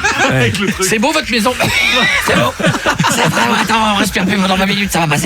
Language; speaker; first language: French; native; French